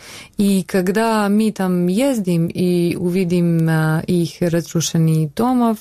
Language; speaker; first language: Russian; non-native, learner; Bosnian